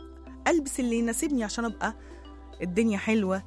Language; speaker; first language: Arabic; native; Arabic